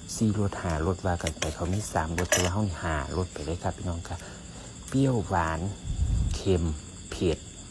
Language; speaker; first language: Thai; native; Thai